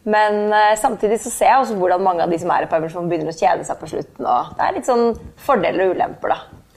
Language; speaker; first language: Norwegian; native; Norwegian